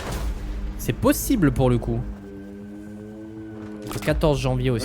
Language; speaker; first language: French; native; French